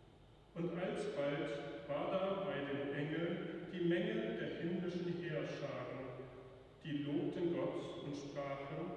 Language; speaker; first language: German; native; German